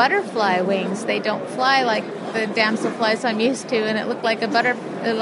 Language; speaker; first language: English; native; English